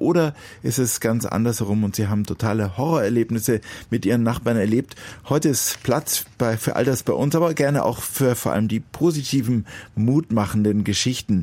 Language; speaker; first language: German; native; German